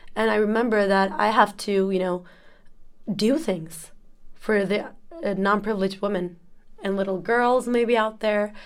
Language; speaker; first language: English; non-native, fluent; Turkish